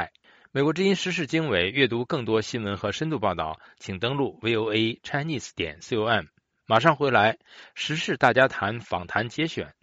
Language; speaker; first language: Chinese; native; Chinese